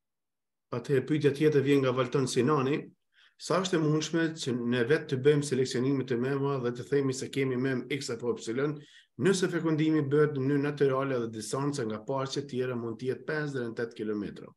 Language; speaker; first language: Albanian; native; Albanian